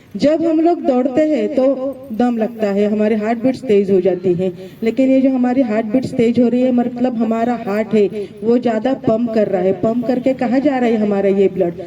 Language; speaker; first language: Hindi; non-native, local second language; Marathi